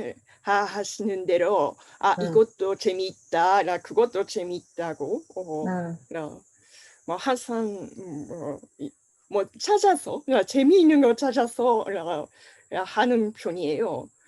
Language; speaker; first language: Korean; non-native, fluent; Japanese